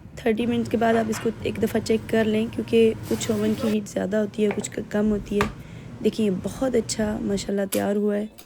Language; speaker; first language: Urdu; non-native, local second language; Punjabi